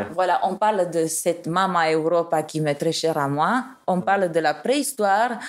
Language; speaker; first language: French; non-native, fluent; Romanian